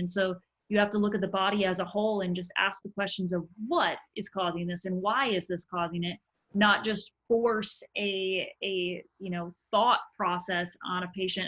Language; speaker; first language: English; native; English